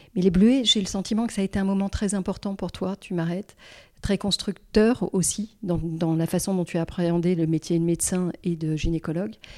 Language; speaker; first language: French; native; French